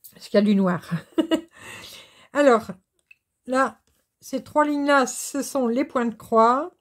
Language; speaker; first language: French; native; French